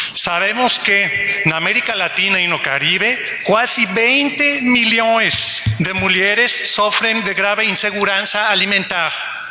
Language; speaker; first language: Portuguese; non-native, learner; Spanish